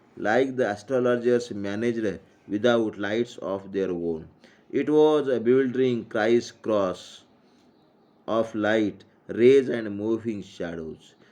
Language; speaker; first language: English; non-native, local second language; Marathi